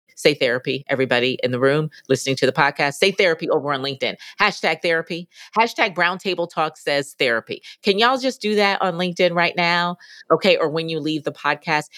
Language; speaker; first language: English; native; English